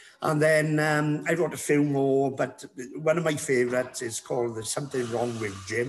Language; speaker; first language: English; native; English